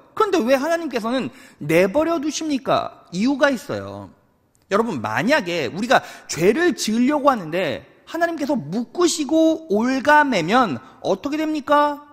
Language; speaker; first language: Korean; native; Korean